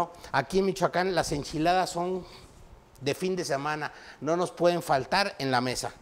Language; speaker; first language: Spanish; native; Spanish